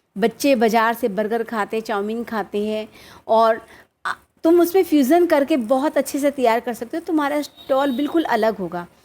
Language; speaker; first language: Hindi; native; Hindi